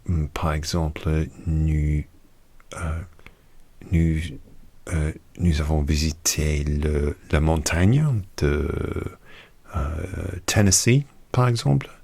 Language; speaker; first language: French; non-native, learner; English